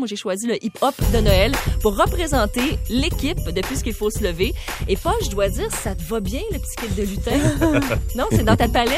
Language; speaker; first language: French; native; French